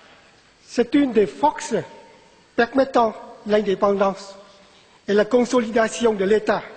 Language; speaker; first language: French; non-native, fluent; Vietnamese